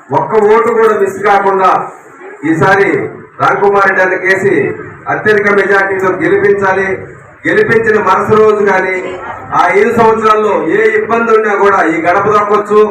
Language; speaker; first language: Telugu; native; Telugu